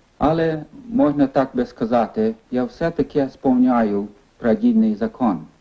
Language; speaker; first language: Ukrainian; early bilingual, heritage; Ukrainian